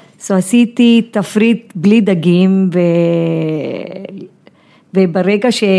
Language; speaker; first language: Hebrew; non-native, fluent; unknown